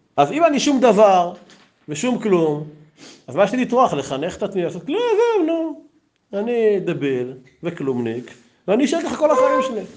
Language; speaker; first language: Hebrew; native; Hebrew